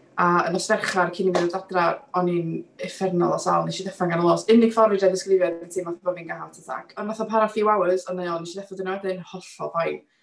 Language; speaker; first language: Welsh; native; Welsh